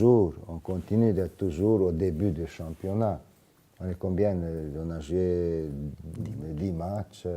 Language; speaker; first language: French; non-native, fluent; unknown